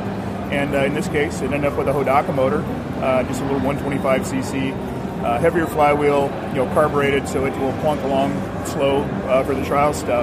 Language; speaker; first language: English; native; English